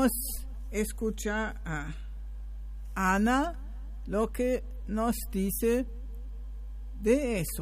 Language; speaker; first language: Spanish; non-native, fluent; German